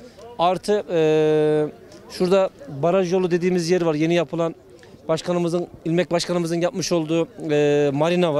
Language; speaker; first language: Turkish; native; Turkish